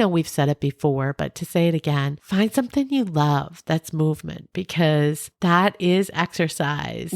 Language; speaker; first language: English; native; English